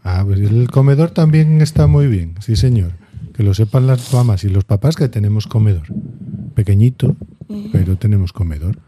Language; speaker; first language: Spanish; native; Spanish